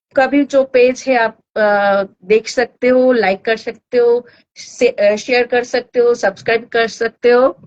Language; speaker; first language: Hindi; non-native, local second language; Bangla